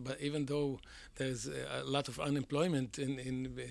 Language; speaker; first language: English; non-native, fluent; Arabic